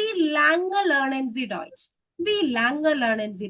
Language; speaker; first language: German; non-native, learner; Malayalam